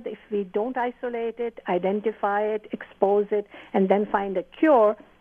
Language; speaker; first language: English; non-native, local second language; Urdu